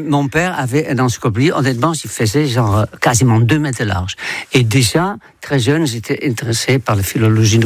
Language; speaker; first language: French; non-native, fluent; Dutch